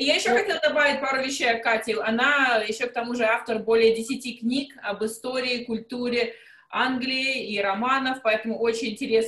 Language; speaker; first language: Russian; native; Russian